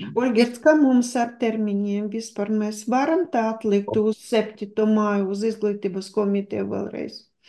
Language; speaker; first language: Latvian; non-native, local second language; Russian